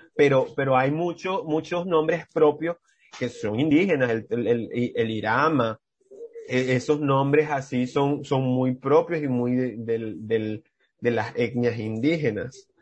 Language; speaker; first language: Spanish; native; Spanish